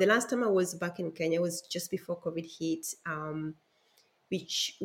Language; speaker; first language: English; non-native, local second language; Luo (Kenya and Tanzania)